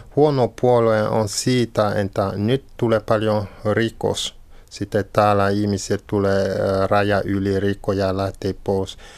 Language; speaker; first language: Finnish; non-native, learner; French